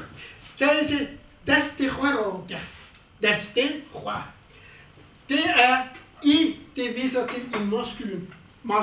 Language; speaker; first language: Danish; non-native, fluent; Kurdish